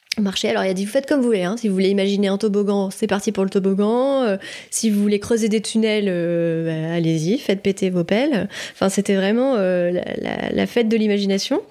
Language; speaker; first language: French; native; French